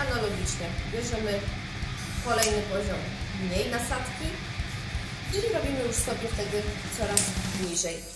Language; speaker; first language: Polish; native; Polish